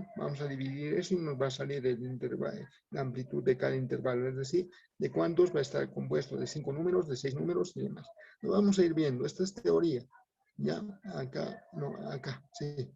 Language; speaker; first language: Spanish; native; Spanish